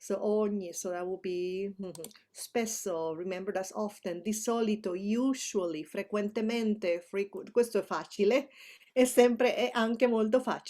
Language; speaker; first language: Italian; non-native, fluent; Spanish